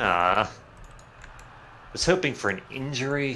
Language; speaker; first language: English; native; English